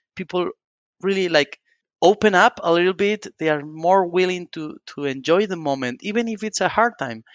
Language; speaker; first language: English; non-native, fluent; Spanish